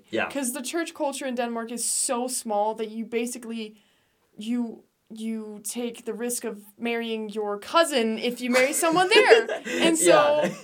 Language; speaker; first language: English; non-native, fluent; Danish